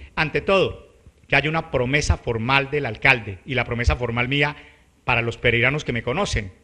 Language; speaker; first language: Spanish; native; Spanish